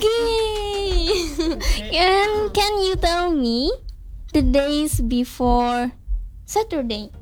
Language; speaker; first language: English; non-native, learner; Indonesian